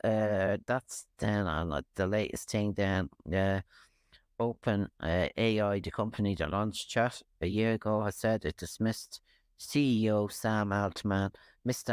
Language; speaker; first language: English; native; English